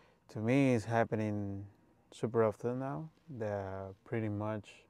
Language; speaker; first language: English; non-native, fluent; Spanish